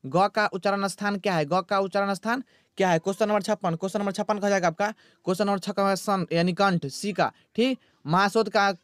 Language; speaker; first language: Hindi; native; Hindi